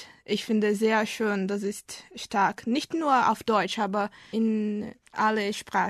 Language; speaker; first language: German; non-native, learner; Portuguese